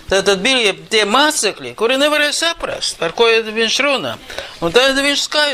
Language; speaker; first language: Latvian; non-native, local second language; Russian